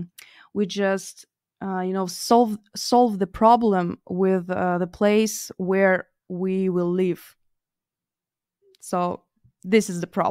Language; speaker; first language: English; non-native, fluent; Russian